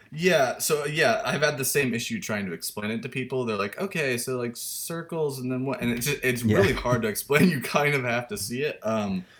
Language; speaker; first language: English; native; English